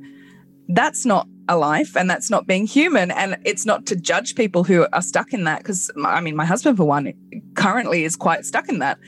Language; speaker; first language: English; native; English